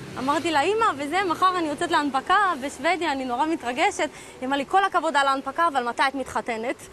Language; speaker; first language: Hebrew; early bilingual, other home language; Russian